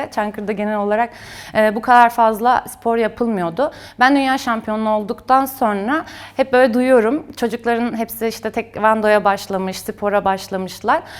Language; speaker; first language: Turkish; native; Turkish